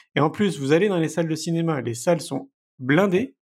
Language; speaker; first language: French; native; French